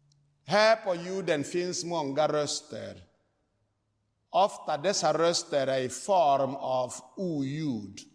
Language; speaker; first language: Swedish; non-native, fluent; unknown